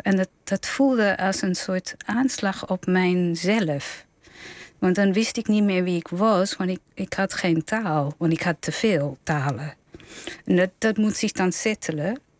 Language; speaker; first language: Dutch; non-native, fluent; English